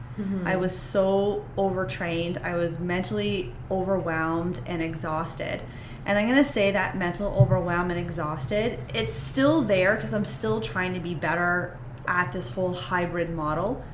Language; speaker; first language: English; native; English